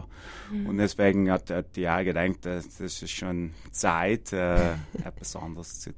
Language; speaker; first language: German; non-native, learner; English